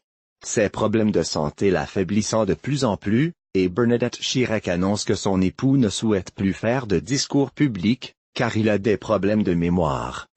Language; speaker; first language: French; native; French